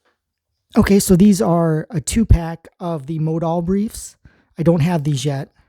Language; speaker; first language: English; native; English